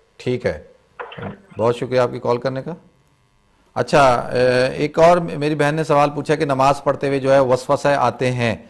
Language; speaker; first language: Urdu; native; Urdu